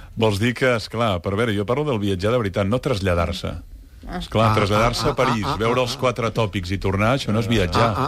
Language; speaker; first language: Catalan; native; Catalan